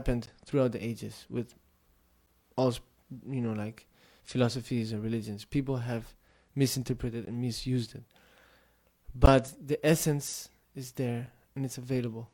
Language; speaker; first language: English; non-native, fluent; Tibetan